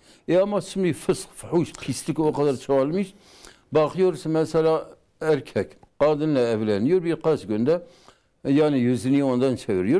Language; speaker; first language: Turkish; non-native, local second language; Kurdish